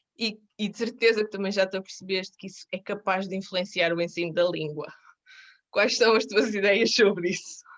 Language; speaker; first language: Portuguese; native; Portuguese